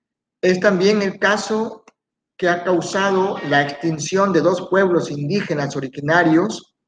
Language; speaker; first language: Spanish; native; Spanish